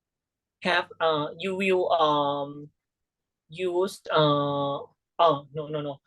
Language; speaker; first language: English; non-native, learner; Thai